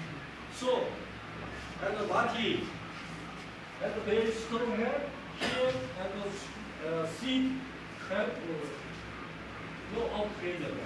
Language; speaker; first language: English; non-native, learner; Korean